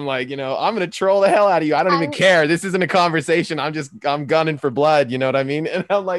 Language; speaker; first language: English; native; English